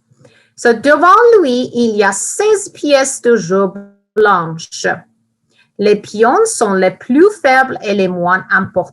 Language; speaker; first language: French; non-native, fluent; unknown